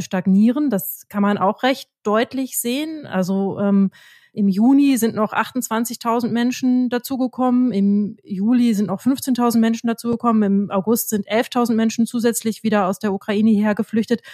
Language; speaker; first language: German; native; German